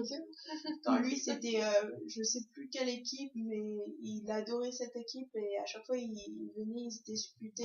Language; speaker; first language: French; early bilingual, other home language; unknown